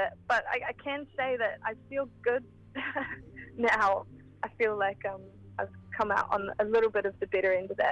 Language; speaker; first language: English; native; English